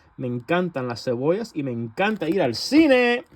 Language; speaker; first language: Spanish; non-native, learner; English